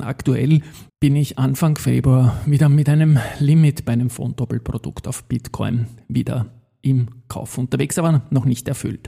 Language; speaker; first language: German; native; German